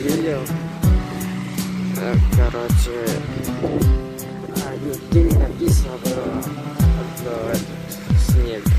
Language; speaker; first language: Russian; non-native, learner; Tajik